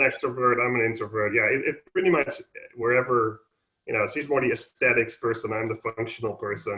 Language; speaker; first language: English; non-native, fluent; Dutch